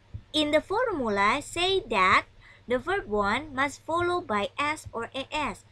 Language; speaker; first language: English; non-native, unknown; Indonesian